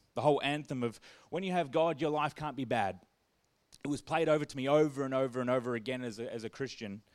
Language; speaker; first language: English; native; English